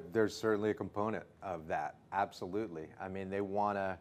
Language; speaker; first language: English; native; English